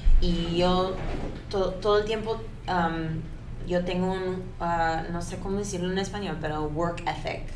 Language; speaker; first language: Spanish; early bilingual, heritage; Spanish